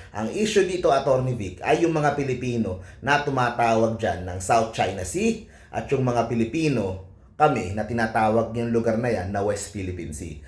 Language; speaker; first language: Filipino; native; Filipino